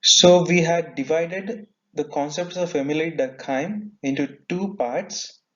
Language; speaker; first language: English; non-native, local second language; Kannada